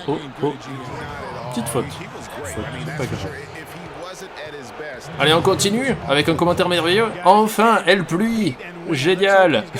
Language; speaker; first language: French; native; French